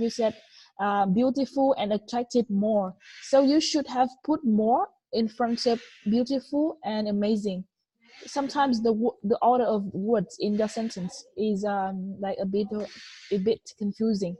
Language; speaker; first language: English; non-native, fluent; Vietnamese